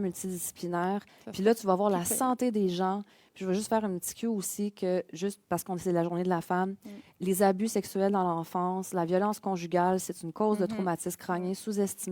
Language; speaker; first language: French; native; French